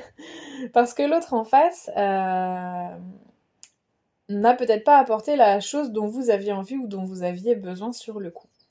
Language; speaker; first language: French; native; French